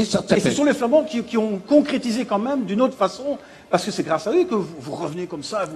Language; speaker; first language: French; native; French